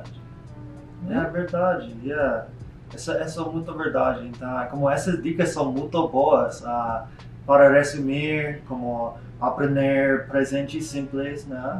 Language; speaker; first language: Portuguese; non-native, learner; English